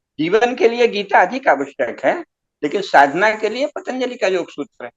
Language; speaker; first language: Hindi; native; Hindi